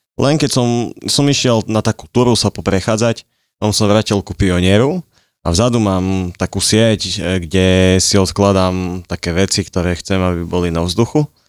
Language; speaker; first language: Slovak; native; Slovak